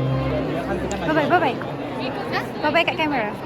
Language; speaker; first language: Malay; native; Malay